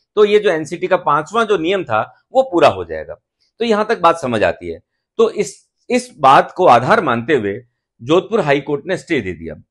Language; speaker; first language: Hindi; native; Hindi